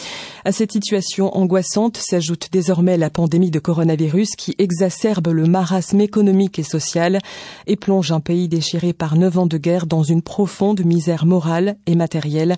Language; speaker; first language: French; native; French